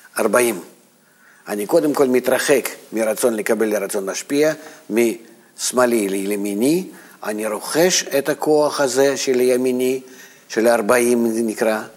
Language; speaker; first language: Hebrew; non-native, fluent; Russian